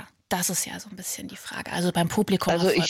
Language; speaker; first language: German; native; German